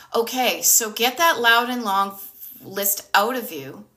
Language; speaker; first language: English; native; English